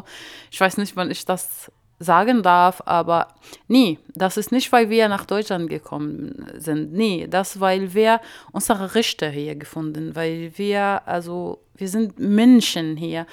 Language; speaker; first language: German; non-native, learner; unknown